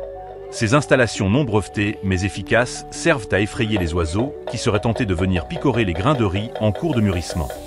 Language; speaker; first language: French; native; French